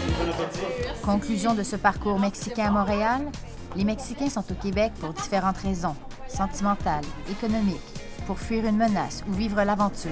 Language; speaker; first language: French; native; French